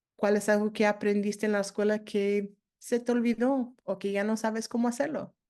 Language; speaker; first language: Spanish; non-native, fluent; English